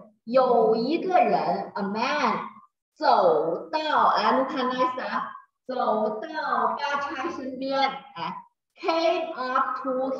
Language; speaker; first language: Chinese; non-native, learner; Thai